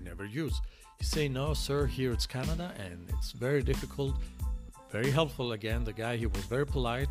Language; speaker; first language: English; non-native, fluent; Greek